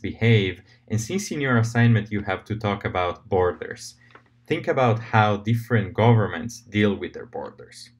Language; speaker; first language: English; non-native, fluent; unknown